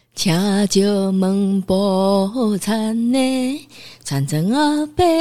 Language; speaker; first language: Chinese; non-native, local second language; Min Nan Chinese